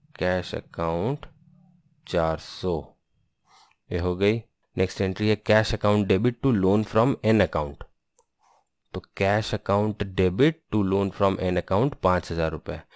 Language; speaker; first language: Hindi; non-native, local second language; Bangla